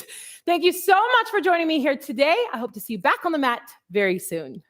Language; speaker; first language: English; native; English